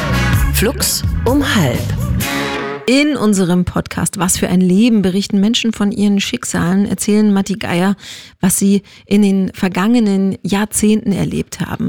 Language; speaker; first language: German; native; German